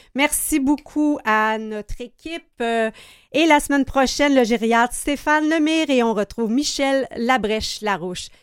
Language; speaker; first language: French; native; French